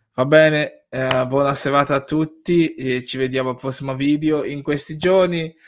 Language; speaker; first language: Italian; non-native, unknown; English